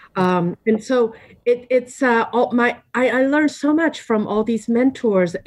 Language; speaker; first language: English; non-native, fluent; Chinese